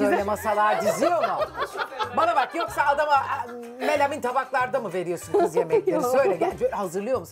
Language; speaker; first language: Turkish; native; Turkish